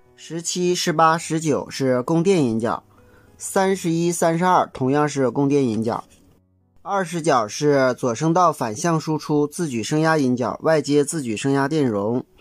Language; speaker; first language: Chinese; native; Chinese